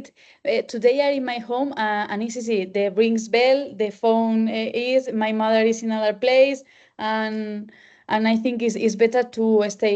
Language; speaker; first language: English; non-native, learner; Spanish